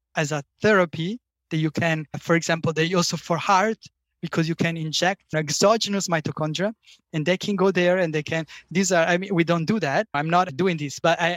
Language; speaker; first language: English; non-native, fluent; Italian